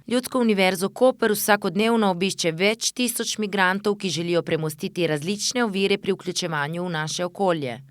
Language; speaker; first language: Slovenian; native; Slovenian